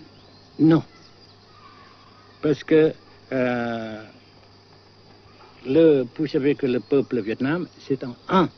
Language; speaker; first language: French; non-native, local second language; Vietnamese